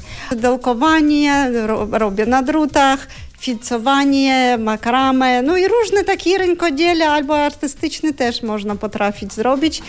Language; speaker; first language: Polish; non-native, learner; Ukrainian